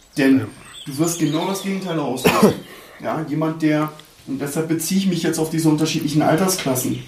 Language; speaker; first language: German; early bilingual, other home language; Turkish